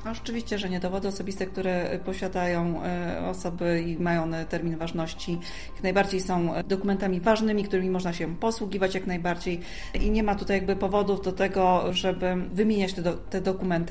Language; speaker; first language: Polish; native; Polish